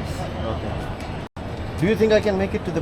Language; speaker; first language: English; non-native, local second language; Urdu